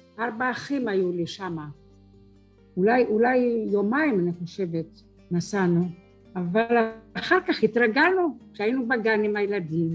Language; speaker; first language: Hebrew; early bilingual, other home language; French